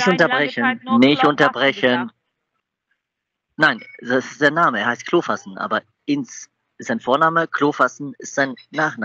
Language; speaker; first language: German; native; German